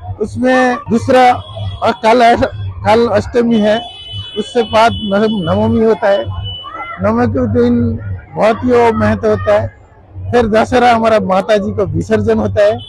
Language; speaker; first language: Hindi; non-native, local second language; Bangla